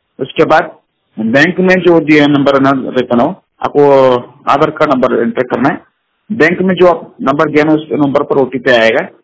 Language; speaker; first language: Hindi; non-native, local second language; Kannada